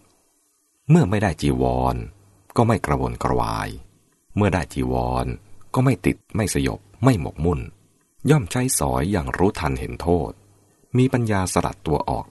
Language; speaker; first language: Thai; native; Thai